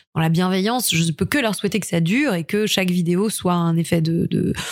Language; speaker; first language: French; native; French